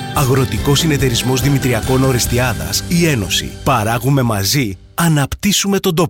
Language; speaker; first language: Greek; native; Greek